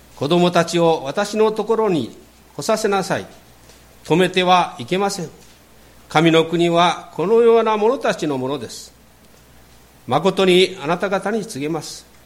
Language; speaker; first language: Japanese; native; Japanese